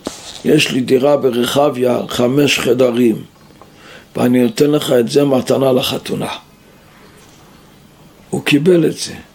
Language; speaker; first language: Hebrew; non-native, local second language; Yiddish